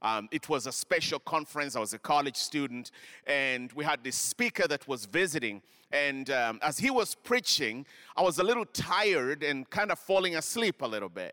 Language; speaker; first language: English; non-native, local second language; Luyia